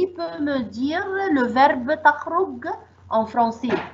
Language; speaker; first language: French; non-native, fluent; Arabic